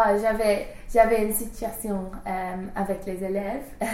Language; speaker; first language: French; non-native, fluent; English